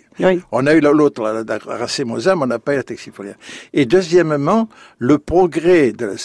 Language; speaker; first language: French; native; French